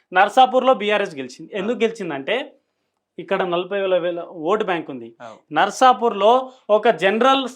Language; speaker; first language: Telugu; non-native, local second language; Lambadi